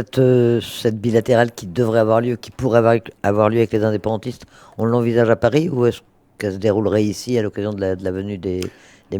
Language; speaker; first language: French; native; French